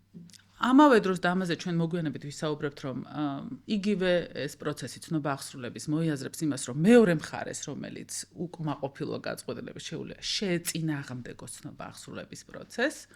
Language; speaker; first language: Georgian; native; Georgian